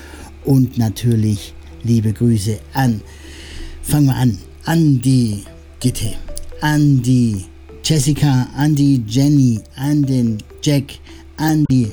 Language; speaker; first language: German; native; German